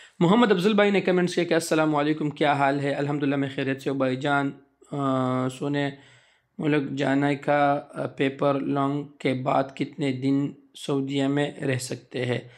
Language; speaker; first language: Urdu; non-native, local second language; Pashto